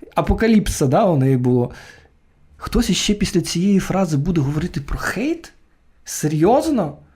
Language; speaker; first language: Ukrainian; non-native, local second language; Russian